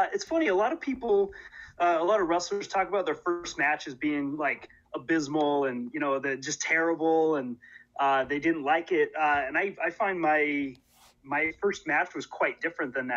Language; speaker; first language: English; native; English